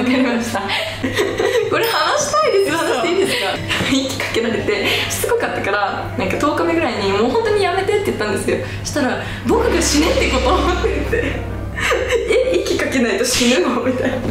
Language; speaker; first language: Japanese; native; Japanese